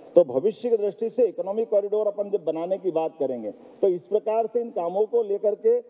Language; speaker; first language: Hindi; native; Hindi